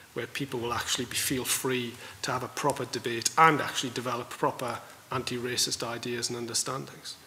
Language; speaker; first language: English; native; English